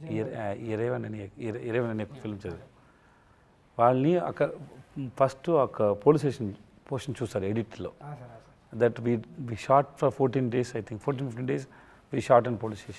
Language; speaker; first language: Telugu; non-native, learner; Tamil